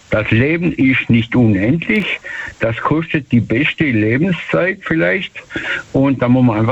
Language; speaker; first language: German; native; German